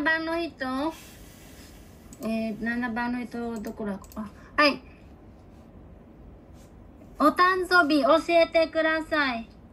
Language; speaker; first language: Japanese; non-native, fluent; Bangla